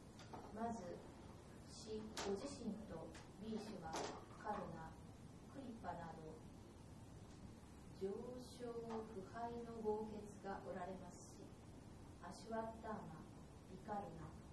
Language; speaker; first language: Japanese; native; Japanese